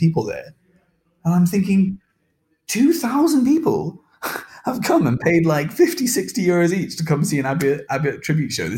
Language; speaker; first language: English; native; English